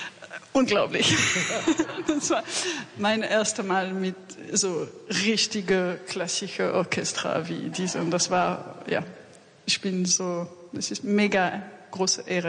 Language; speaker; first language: German; non-native, learner; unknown